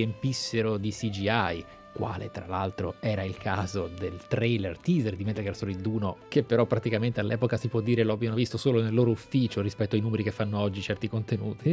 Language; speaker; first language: Italian; native; Italian